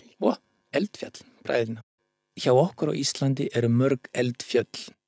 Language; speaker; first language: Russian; non-native, fluent; Icelandic